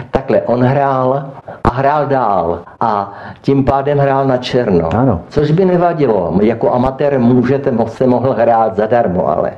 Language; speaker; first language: Czech; native; Czech